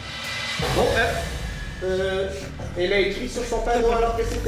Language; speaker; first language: French; native; French